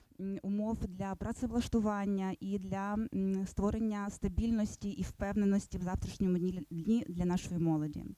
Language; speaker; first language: Ukrainian; native; Ukrainian